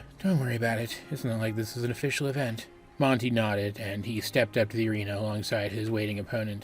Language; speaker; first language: English; native; English